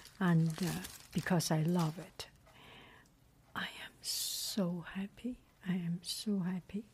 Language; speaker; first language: English; non-native, fluent; Chinese